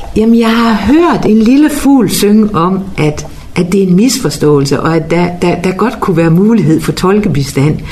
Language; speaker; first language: Danish; native; Danish